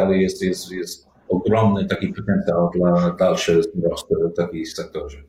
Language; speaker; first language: Polish; non-native, learner; English